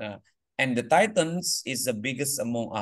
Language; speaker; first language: English; non-native, fluent; Indonesian